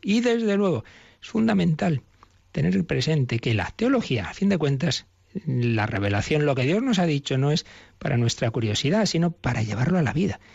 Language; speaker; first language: Spanish; native; Spanish